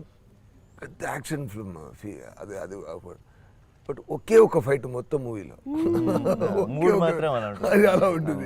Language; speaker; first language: Telugu; non-native, fluent; Tamil